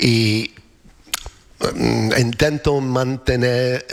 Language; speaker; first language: Spanish; non-native, learner; English